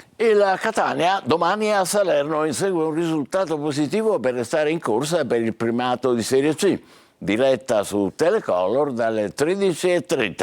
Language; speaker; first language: Italian; native; Italian